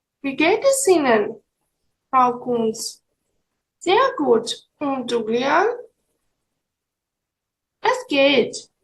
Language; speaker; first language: German; non-native, fluent; Ukrainian